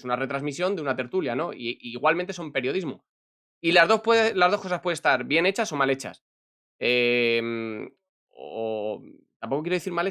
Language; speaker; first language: Spanish; native; Spanish